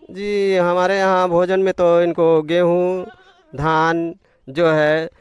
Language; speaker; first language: Hindi; native; Hindi